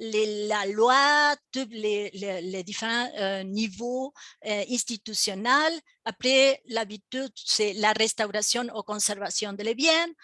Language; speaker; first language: French; non-native, fluent; Spanish